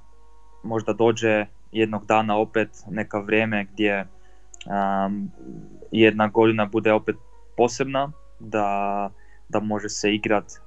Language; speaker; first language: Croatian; non-native, fluent; Polish